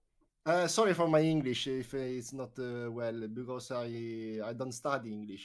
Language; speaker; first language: English; non-native, learner; Italian